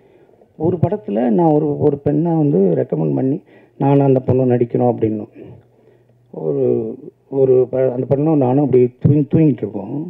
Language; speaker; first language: Tamil; native; Tamil